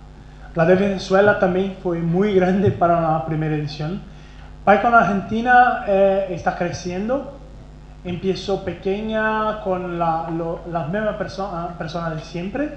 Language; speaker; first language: Spanish; non-native, fluent; Portuguese